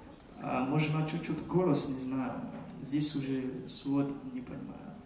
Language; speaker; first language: Russian; non-native, fluent; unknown